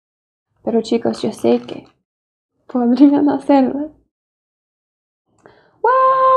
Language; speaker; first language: Spanish; non-native, fluent; English